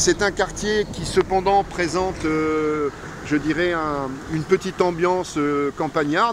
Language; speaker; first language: French; native; French